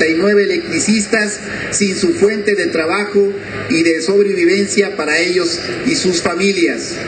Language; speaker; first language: Spanish; native; Spanish